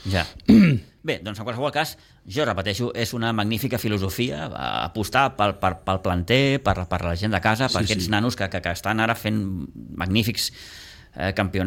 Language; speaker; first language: Catalan; native; Catalan